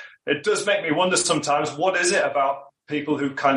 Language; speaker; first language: English; native; English